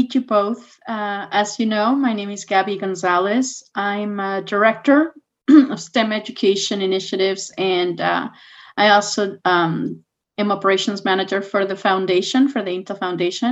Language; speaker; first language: English; non-native, fluent; Spanish